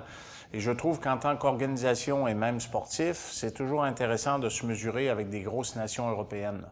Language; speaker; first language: French; native; French